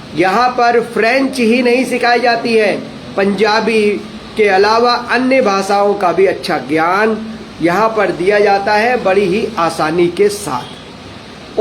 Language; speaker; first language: Hindi; native; Hindi